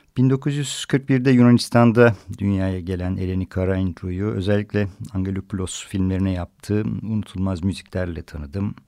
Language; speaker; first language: Turkish; native; Turkish